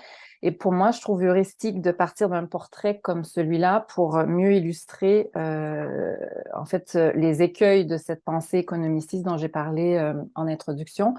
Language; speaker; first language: French; native; French